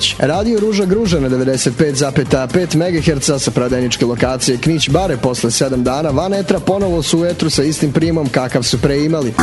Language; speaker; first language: Serbian; native; Serbian